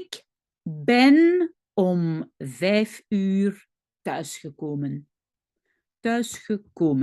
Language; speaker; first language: Dutch; non-native, fluent; French